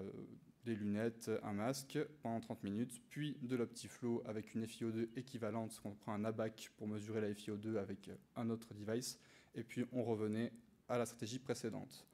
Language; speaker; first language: French; native; French